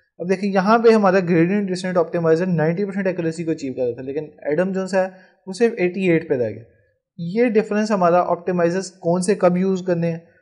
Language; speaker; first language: Urdu; non-native, local second language; Punjabi